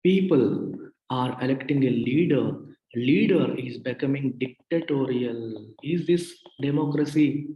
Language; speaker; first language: English; non-native, local second language; Telugu